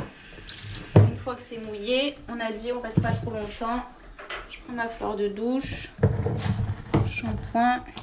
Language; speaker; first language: French; native; French